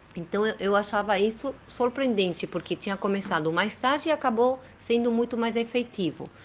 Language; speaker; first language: Portuguese; early bilingual, heritage; Portuguese